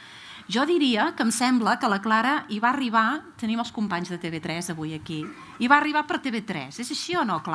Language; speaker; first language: Catalan; native; Catalan